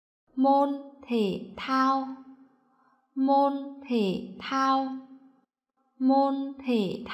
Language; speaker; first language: Vietnamese; native; Vietnamese